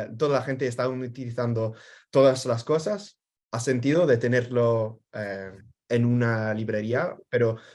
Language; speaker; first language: Spanish; non-native, fluent; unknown